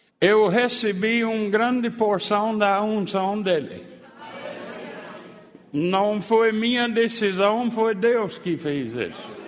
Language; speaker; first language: Portuguese; non-native, fluent; English